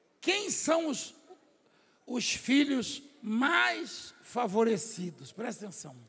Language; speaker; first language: Portuguese; native; Portuguese